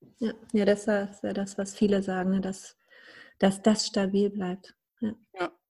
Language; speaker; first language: German; native; German